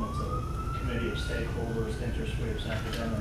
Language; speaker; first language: English; native; English